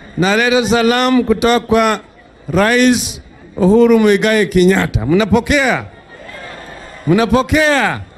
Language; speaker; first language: Swahili; non-native, local second language; Luo (Kenya and Tanzania)